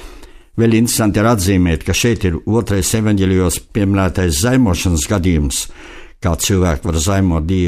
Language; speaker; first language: Latvian; native; Latvian